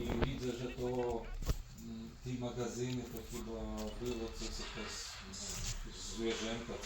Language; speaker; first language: Polish; non-native, fluent; Ukrainian